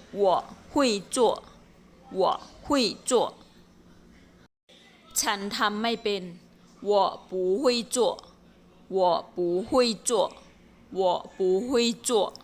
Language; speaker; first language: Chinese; non-native, fluent; Thai